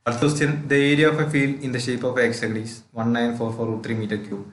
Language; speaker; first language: English; non-native, local second language; Malayalam